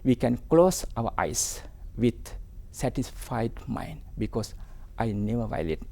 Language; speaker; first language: English; non-native, local second language; Sinhala